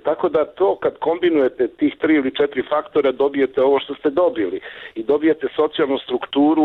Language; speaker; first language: Serbian; native; Serbian